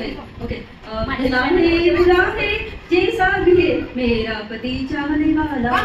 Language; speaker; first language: Hindi; non-native, local second language; Marathi